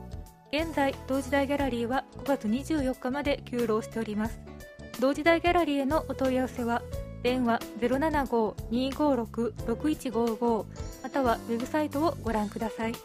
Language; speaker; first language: Japanese; native; Japanese